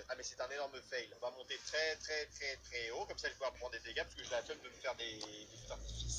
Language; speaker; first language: French; native; French